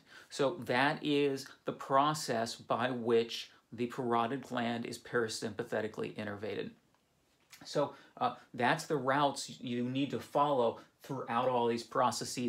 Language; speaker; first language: English; native; English